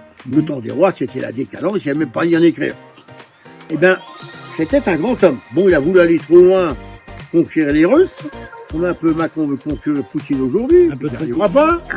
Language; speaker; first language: French; native; French